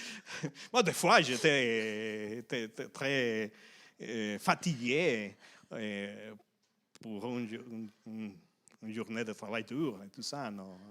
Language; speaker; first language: French; non-native, fluent; Spanish